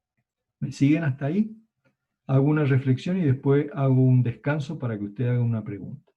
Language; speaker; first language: Spanish; native; Spanish